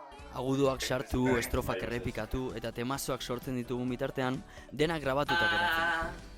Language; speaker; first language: Basque; native; Basque